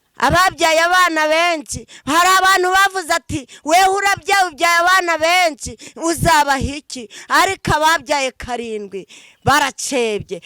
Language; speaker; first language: Kinyarwanda; native; Kinyarwanda